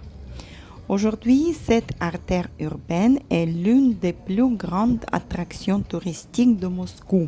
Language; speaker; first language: French; non-native, fluent; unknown